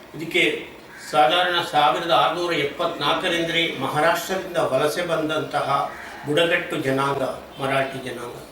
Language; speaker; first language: Kannada; non-native, local second language; Marathi